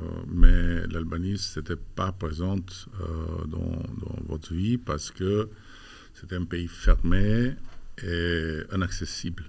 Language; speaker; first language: French; non-native, fluent; Albanian